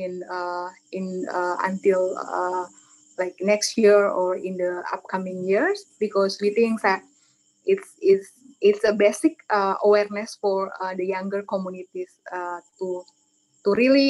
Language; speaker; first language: English; non-native, learner; Indonesian